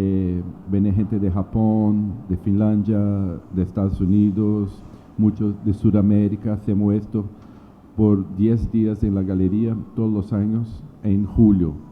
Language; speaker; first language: Spanish; non-native, learner; Portuguese